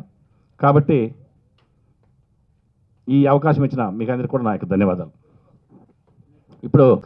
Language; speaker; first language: Telugu; native; Telugu